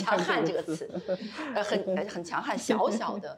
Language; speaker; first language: Chinese; native; Chinese